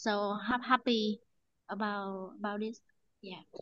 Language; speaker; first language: English; non-native, learner; Vietnamese